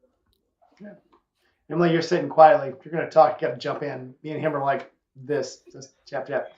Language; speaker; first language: English; native; English